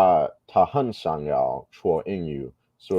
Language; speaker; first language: Chinese; non-native, learner; English